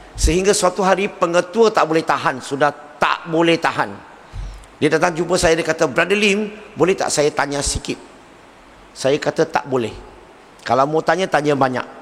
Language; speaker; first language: Malay; non-native, local second language; Chinese